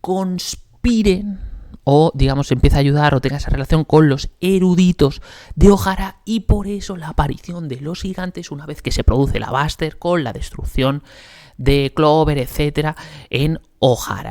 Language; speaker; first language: Spanish; native; Spanish